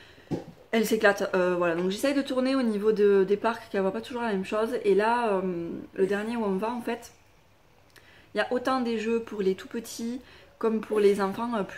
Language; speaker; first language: French; native; French